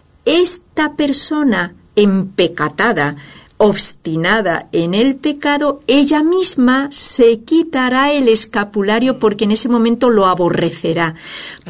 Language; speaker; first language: Spanish; native; Spanish